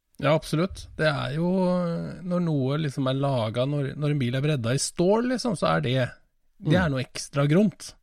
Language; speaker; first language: Norwegian; native; Norwegian